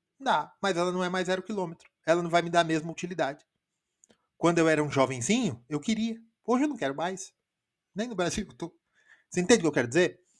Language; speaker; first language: Portuguese; native; Portuguese